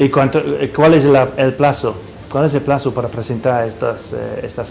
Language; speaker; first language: Spanish; non-native, fluent; English